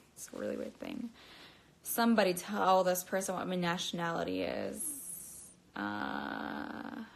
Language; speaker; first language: English; native; English